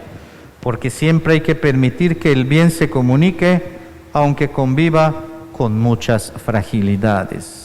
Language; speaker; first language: Spanish; native; Spanish